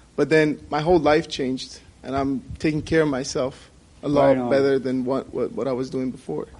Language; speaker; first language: English; non-native, fluent; Persian